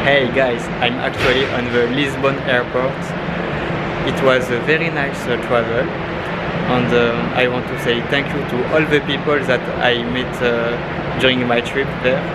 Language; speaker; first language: English; non-native, learner; French